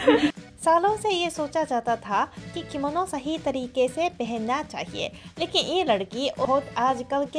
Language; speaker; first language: Hindi; non-native, fluent; Japanese